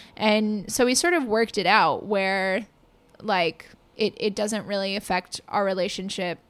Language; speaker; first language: English; native; English